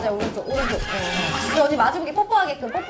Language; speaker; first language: Korean; native; Korean